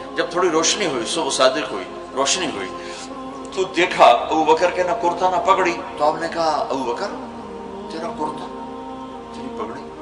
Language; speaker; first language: Urdu; non-native, local second language; Punjabi